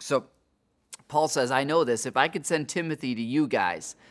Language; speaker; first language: English; native; English